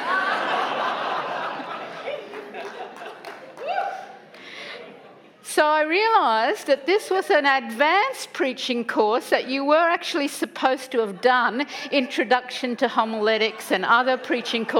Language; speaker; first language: English; native; English